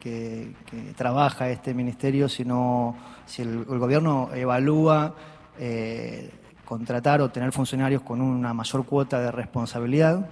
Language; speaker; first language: Spanish; native; Spanish